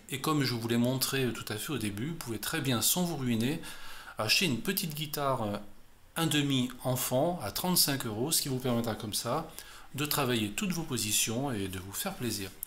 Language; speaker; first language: French; native; French